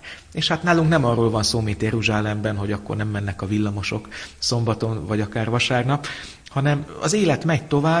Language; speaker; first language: Hungarian; native; Hungarian